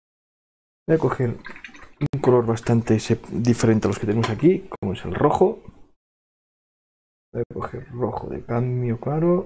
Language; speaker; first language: Spanish; non-native, local second language; Catalan